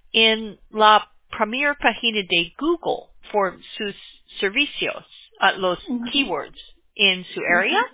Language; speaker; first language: Spanish; non-native, learner; English